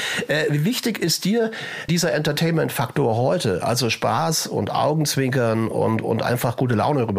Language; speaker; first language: German; native; German